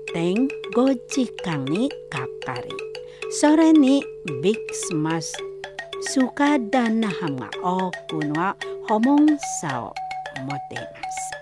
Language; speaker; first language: Japanese; non-native, learner; Indonesian